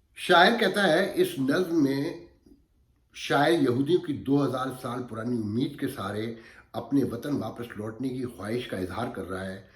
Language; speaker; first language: Urdu; native; Urdu